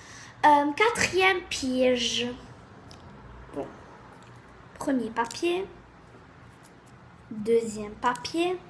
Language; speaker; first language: French; native; French